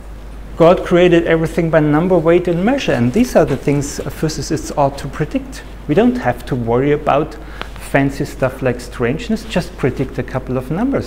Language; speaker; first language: English; non-native, fluent; German